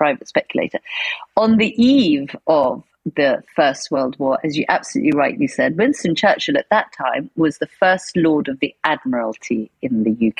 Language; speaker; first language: English; native; English